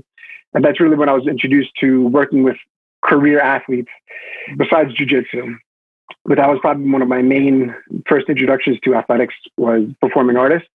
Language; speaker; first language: English; native; English